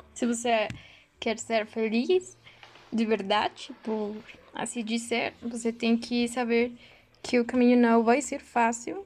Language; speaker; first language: Portuguese; non-native, learner; Spanish